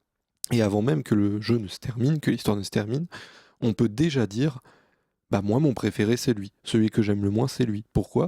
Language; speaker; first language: French; native; French